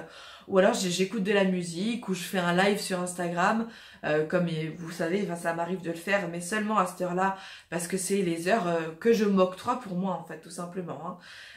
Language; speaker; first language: French; native; French